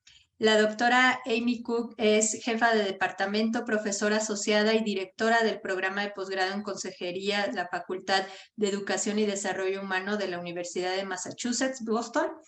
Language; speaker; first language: Spanish; native; Spanish